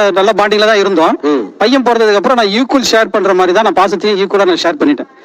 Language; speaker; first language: Tamil; non-native, local second language; Telugu